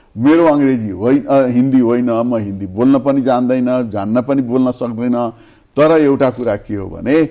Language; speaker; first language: Nepali; non-native, local second language; Bhojpuri